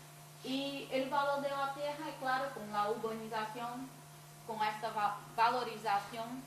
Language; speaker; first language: Spanish; non-native, fluent; Portuguese